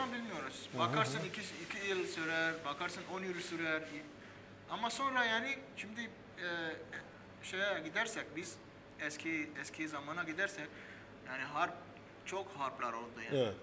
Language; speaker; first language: Turkish; early bilingual, heritage; Armenian